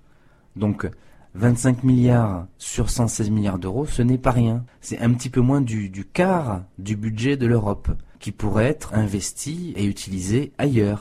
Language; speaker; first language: French; native; French